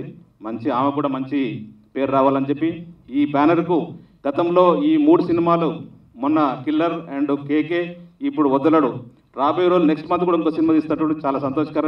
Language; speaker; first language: Telugu; native; Telugu